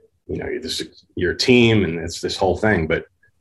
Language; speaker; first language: English; native; English